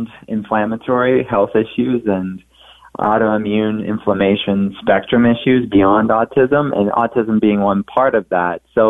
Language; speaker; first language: English; native; English